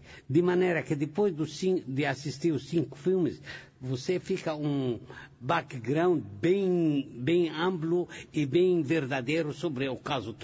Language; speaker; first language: Portuguese; non-native, fluent; Arabic